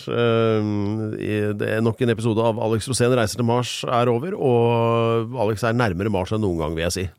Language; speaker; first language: Norwegian; native; Norwegian